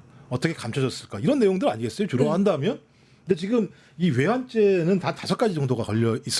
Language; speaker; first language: Korean; native; Korean